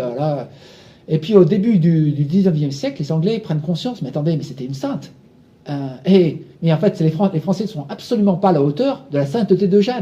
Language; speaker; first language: French; native; French